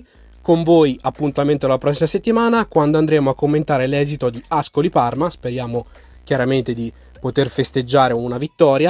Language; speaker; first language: Italian; native; Italian